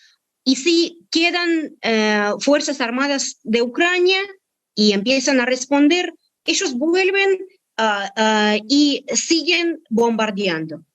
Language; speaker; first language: Spanish; non-native, fluent; Russian